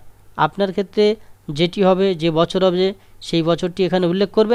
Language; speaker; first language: Bangla; native; Bangla